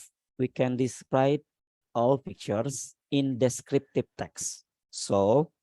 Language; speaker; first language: English; non-native, learner; Indonesian